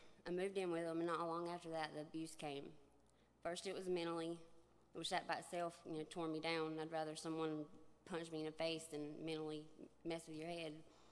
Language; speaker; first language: English; native; English